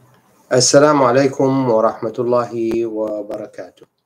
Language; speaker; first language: Arabic; native; Arabic